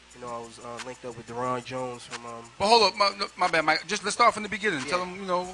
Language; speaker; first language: English; native; English